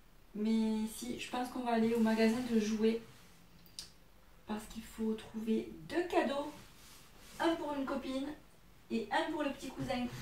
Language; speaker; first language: French; native; French